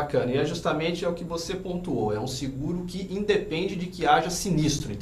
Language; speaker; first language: Portuguese; native; Portuguese